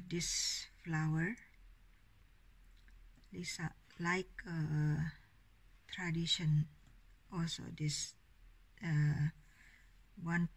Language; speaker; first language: English; non-native, learner; Indonesian